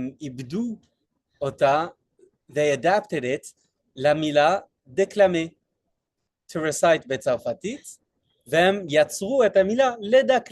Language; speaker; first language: Hebrew; non-native, fluent; French